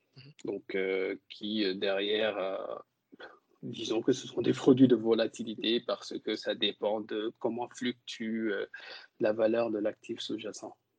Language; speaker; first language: French; non-native, local second language; Wolof